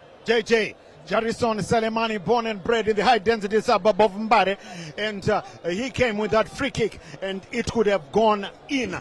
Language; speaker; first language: English; non-native, local second language; Shona